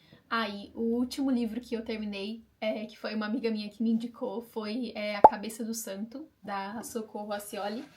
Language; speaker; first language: Portuguese; native; Portuguese